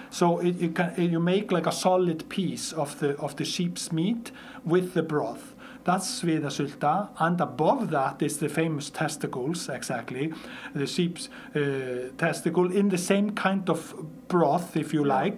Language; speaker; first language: English; non-native, fluent; Icelandic